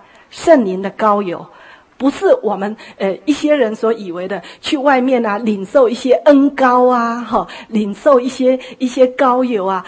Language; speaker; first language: Chinese; native; Chinese